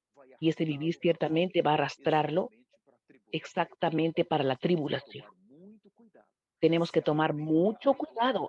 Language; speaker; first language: Spanish; non-native, fluent; Portuguese